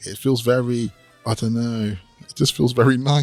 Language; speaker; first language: English; native; English